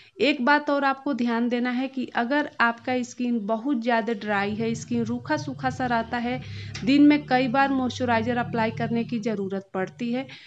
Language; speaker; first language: Hindi; native; Hindi